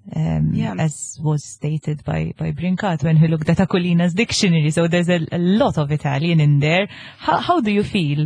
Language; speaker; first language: English; non-native, local second language; Maltese